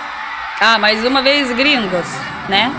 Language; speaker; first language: Portuguese; non-native, learner; Russian